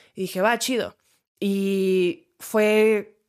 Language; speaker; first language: Spanish; native; Spanish